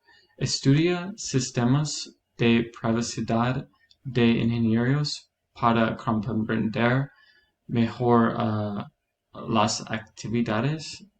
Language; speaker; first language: Spanish; non-native, learner; English